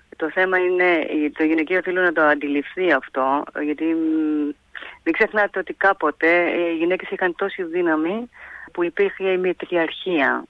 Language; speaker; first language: Greek; native; Greek